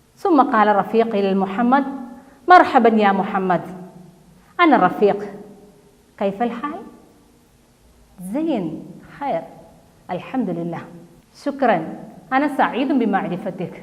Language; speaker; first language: Arabic; non-native, fluent; Malayalam